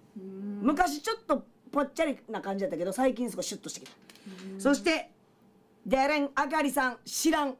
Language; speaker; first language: Japanese; native; Japanese